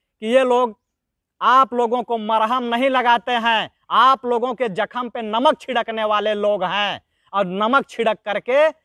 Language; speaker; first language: Hindi; native; Hindi